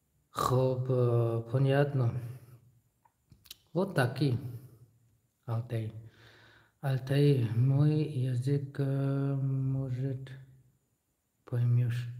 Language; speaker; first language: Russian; non-native, learner; Tajik